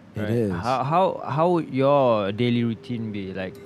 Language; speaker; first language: English; non-native, local second language; Malay